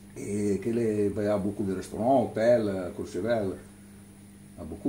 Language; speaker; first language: French; non-native, learner; Italian